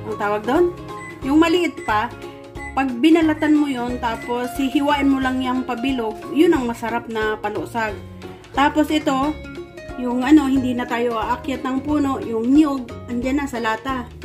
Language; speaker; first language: Filipino; native; Filipino